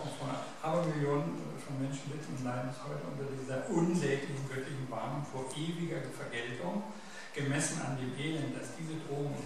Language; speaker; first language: German; native; German